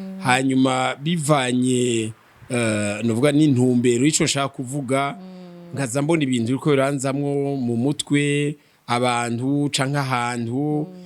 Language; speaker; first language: Rundi; native; Rundi